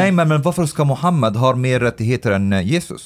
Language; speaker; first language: Swedish; early bilingual, other home language; Arabic